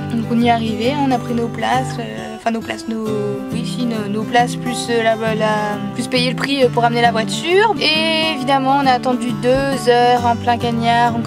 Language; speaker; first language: French; native; French